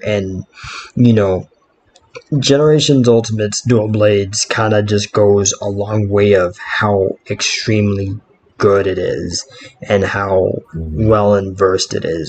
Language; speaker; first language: English; native; English